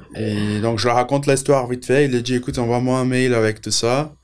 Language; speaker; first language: French; non-native, fluent; Portuguese